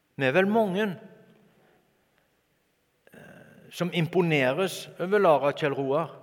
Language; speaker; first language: Norwegian; native; Norwegian